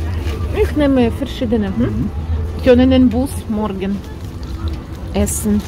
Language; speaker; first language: German; non-native, learner; Russian